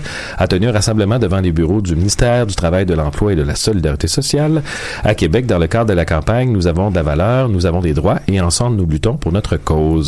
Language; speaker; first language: French; native; French